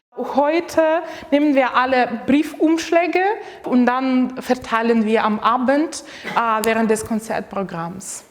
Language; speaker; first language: German; non-native, fluent; Ukrainian